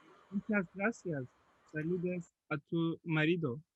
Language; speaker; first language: Spanish; non-native, learner; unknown